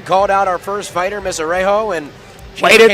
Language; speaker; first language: English; native; English